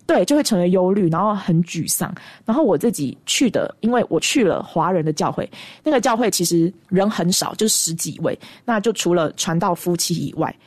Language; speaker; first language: Chinese; native; Chinese